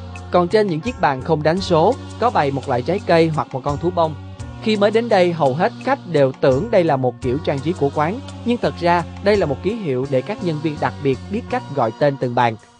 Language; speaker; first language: Vietnamese; native; Vietnamese